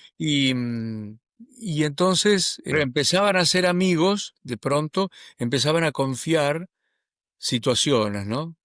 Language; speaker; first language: Spanish; native; Spanish